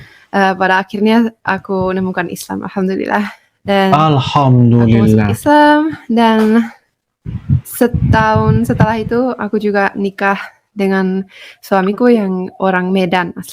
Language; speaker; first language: Indonesian; non-native, fluent; Finnish